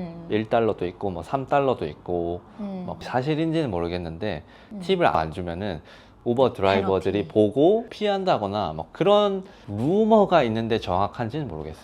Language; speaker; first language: Korean; non-native, local second language; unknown